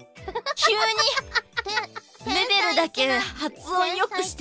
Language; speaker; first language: Japanese; native; Japanese